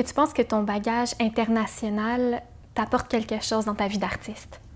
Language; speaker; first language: French; native; French